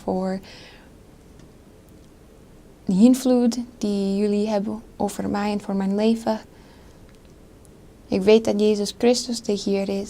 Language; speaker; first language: Dutch; non-native, fluent; English